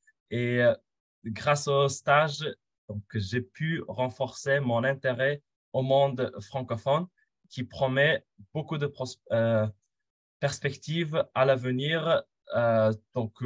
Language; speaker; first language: French; non-native, fluent; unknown